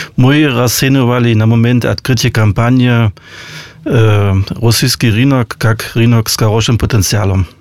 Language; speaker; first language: Russian; non-native, fluent; German